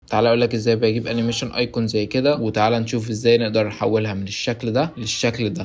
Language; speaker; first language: Arabic; native; Arabic